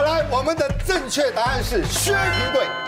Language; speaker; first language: Chinese; native; Chinese